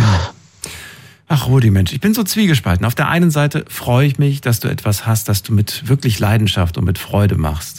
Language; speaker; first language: German; native; German